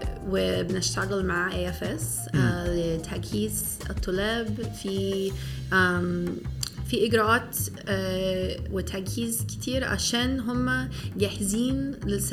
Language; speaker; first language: Arabic; non-native, fluent; English